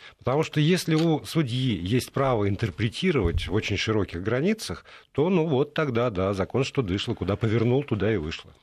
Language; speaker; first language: Russian; native; Russian